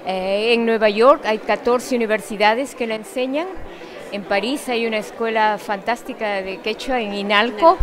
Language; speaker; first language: Spanish; non-native, fluent; Quechua